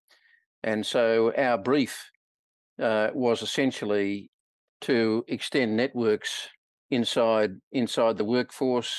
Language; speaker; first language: English; native; English